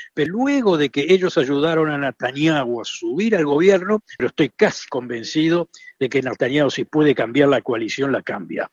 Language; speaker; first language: Spanish; native; Spanish